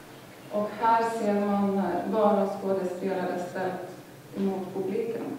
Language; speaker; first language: Swedish; non-native, fluent; Lithuanian